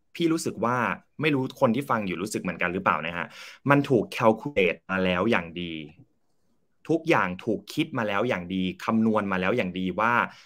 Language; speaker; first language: Thai; native; Thai